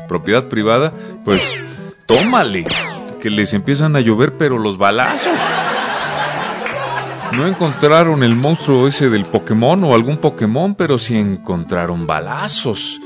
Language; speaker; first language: Spanish; native; Spanish